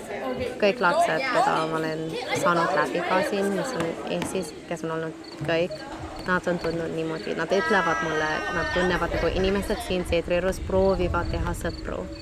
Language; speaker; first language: Estonian; early bilingual, heritage; Estonian